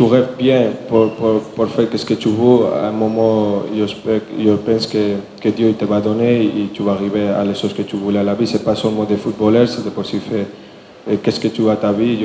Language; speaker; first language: French; non-native, fluent; Spanish